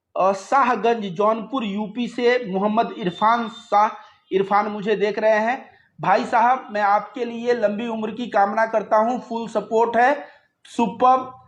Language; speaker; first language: Hindi; native; Hindi